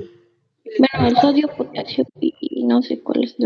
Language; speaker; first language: Spanish; native; Spanish